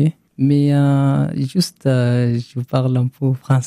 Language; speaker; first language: French; non-native, learner; Arabic